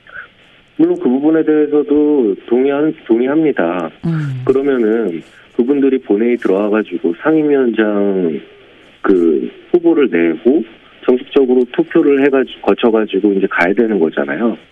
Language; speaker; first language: Korean; native; Korean